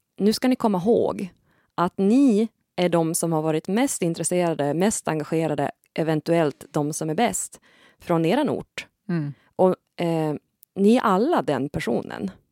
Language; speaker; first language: Swedish; native; Swedish